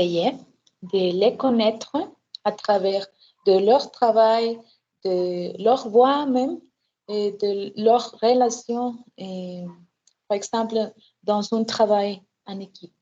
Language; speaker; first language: French; non-native, learner; Spanish